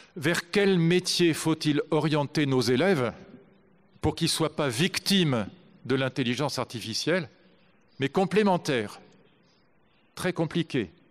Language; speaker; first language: French; native; French